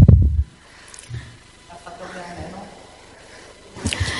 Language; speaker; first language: Italian; non-native, learner; Persian